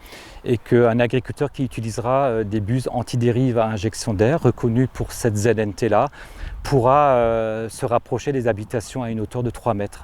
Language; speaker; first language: French; native; French